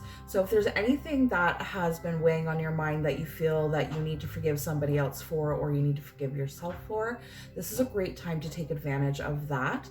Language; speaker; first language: English; native; English